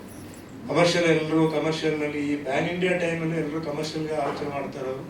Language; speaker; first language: Kannada; non-native, fluent; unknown